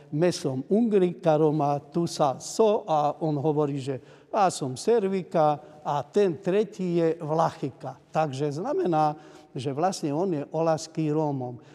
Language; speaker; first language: Slovak; non-native, local second language; Hungarian